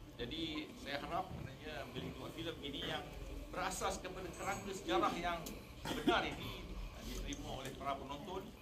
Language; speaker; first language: Malay; native; Malay